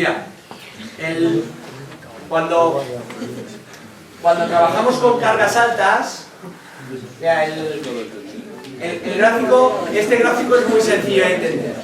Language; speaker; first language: Spanish; native; Spanish